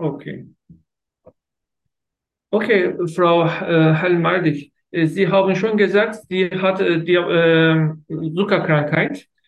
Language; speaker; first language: German; non-native, learner; Turkish